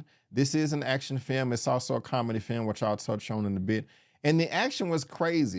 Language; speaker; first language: English; native; English